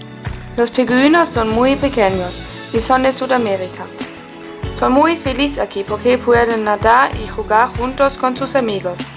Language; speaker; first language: Spanish; non-native, learner; German